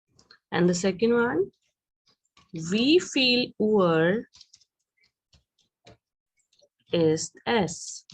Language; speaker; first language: German; non-native, fluent; Hindi